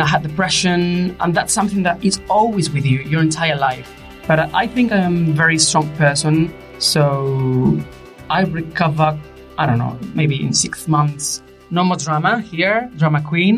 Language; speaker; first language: English; non-native, fluent; Spanish